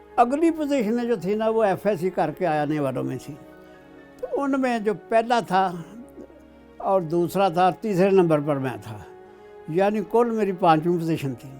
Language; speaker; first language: Urdu; non-native, local second language; Punjabi